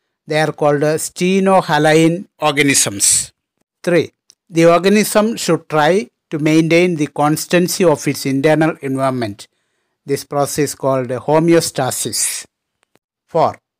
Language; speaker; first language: English; non-native, local second language; Malayalam